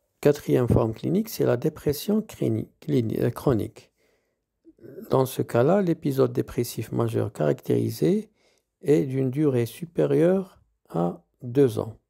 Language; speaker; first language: French; non-native, local second language; Arabic